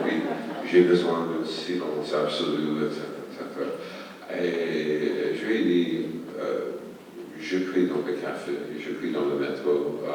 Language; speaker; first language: French; non-native, fluent; English